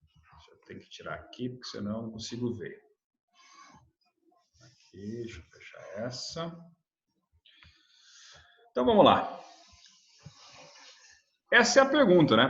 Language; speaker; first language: Portuguese; native; Portuguese